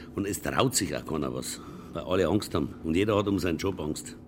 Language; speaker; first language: German; native; German